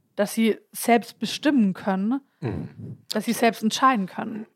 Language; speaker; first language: German; native; German